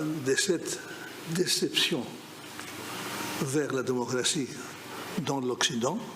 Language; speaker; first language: French; non-native, fluent; Greek